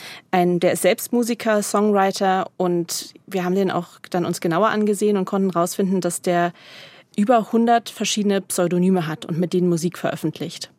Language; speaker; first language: German; native; German